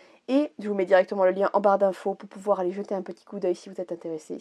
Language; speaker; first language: French; native; French